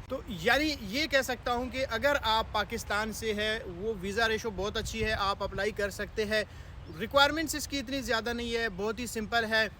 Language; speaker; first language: Hindi; non-native, local second language; Punjabi